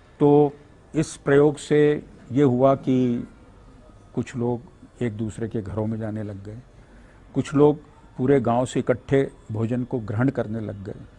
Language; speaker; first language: Hindi; native; Hindi